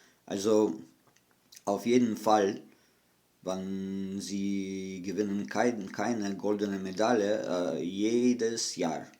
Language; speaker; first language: German; non-native, fluent; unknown